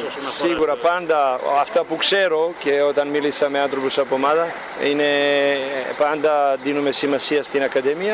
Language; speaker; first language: Greek; non-native, learner; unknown